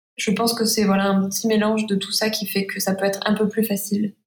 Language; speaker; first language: French; native; French